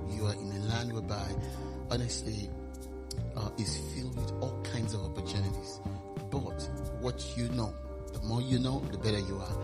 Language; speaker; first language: English; non-native, local second language; Yoruba